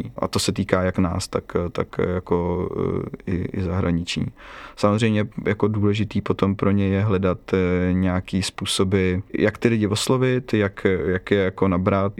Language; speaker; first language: Czech; native; Czech